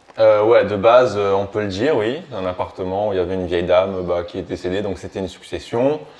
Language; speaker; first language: French; early bilingual, other home language; Romanian